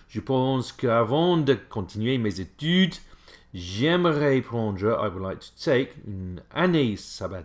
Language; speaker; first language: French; non-native, fluent; English